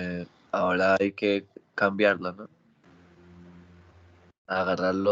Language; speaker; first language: Spanish; native; Spanish